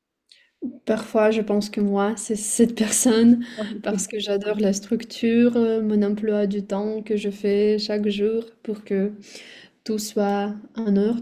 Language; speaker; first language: French; non-native, fluent; Russian